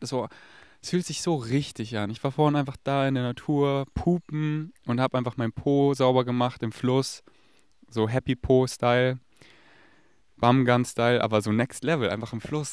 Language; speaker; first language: German; native; German